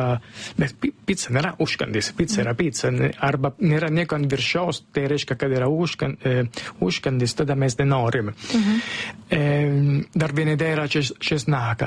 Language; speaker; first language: Lithuanian; non-native, learner; Italian